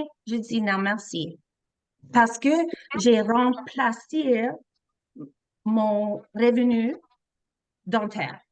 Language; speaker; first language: French; non-native, local second language; English